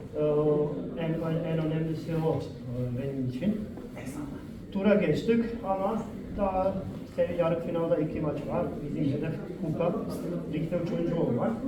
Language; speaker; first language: Turkish; non-native, fluent; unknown